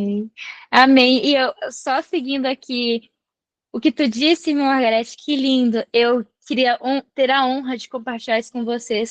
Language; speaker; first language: Portuguese; native; Portuguese